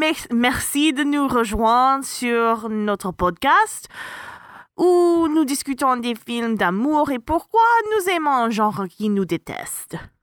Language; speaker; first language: French; non-native, learner; English